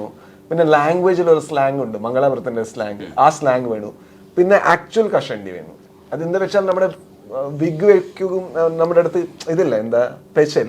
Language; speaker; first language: Malayalam; non-native, local second language; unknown